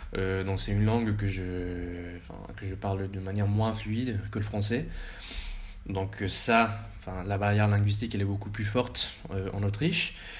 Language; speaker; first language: French; early bilingual, heritage; French